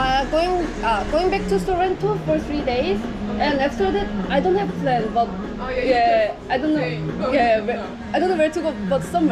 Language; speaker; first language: English; non-native, learner; Korean